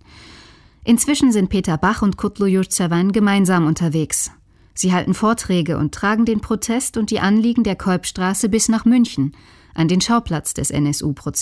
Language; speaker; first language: German; native; German